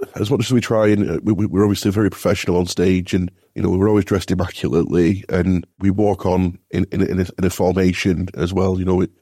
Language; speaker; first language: English; native; English